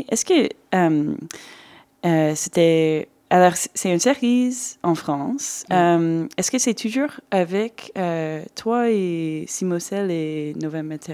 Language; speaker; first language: French; non-native, fluent; English